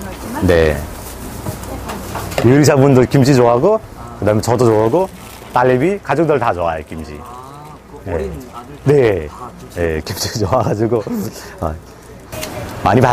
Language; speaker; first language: Korean; non-native, fluent; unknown